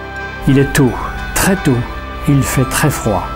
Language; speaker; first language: French; native; French